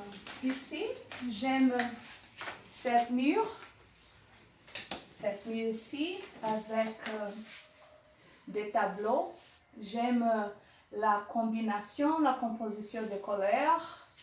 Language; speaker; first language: French; non-native, learner; Portuguese